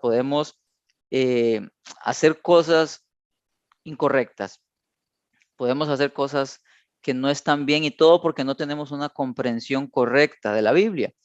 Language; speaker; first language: Spanish; native; Spanish